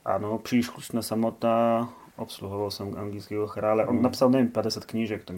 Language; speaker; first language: Czech; non-native, learner; Polish